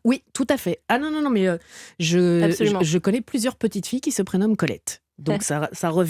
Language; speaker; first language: French; native; French